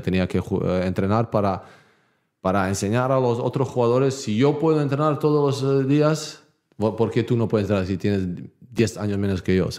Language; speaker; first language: Spanish; non-native, learner; Bosnian